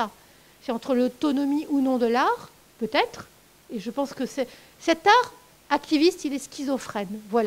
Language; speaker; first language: French; native; French